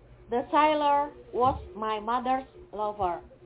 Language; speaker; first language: English; non-native, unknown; Indonesian